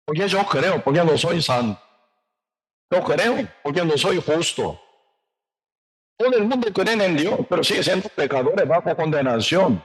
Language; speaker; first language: Spanish; non-native, learner; Korean